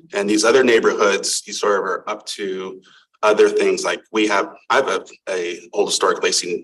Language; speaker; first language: English; native; English